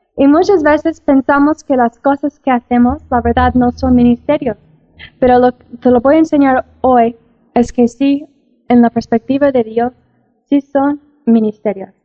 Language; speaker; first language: Spanish; non-native, fluent; English